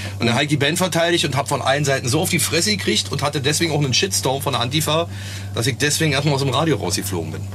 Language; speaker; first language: German; native; German